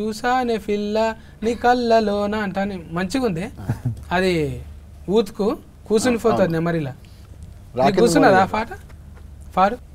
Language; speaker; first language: Telugu; native; Telugu